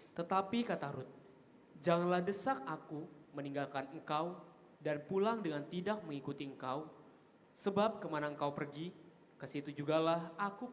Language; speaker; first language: Indonesian; native; Indonesian